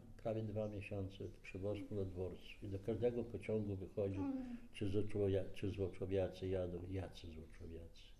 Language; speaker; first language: Polish; native; Polish